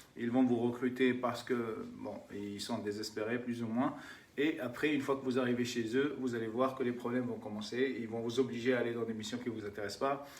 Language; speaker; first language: French; non-native, local second language; Arabic